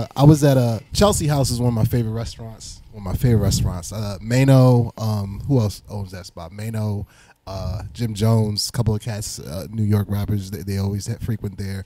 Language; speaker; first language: English; native; English